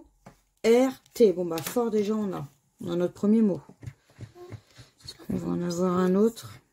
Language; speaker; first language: French; native; French